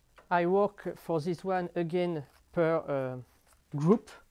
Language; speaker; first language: English; non-native, learner; French